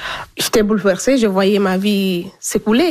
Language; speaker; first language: French; non-native, local second language; Fula